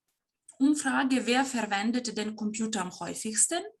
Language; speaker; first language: German; non-native, fluent; Serbian